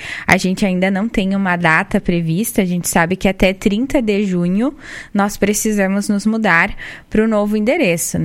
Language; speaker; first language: Portuguese; native; Portuguese